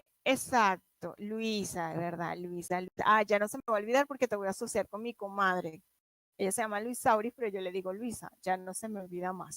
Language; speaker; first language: Spanish; native; Spanish